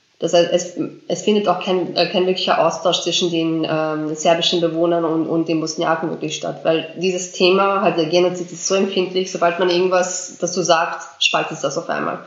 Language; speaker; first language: German; early bilingual, other home language; Bosnian